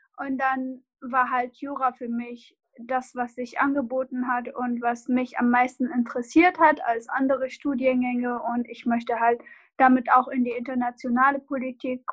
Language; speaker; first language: German; non-native, fluent; Arabic